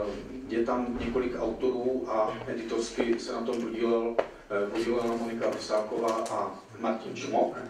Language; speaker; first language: Czech; native; Czech